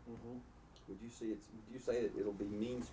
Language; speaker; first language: English; native; English